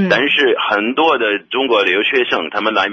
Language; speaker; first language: Chinese; non-native, fluent; English